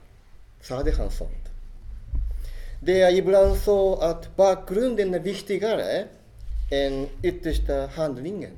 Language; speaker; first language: Swedish; non-native, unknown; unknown